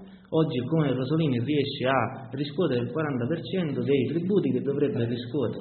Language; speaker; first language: Italian; native; Italian